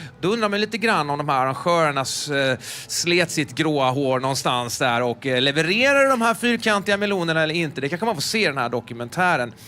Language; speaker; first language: Swedish; native; Swedish